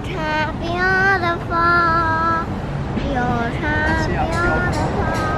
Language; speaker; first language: Chinese; early bilingual, heritage; Chinese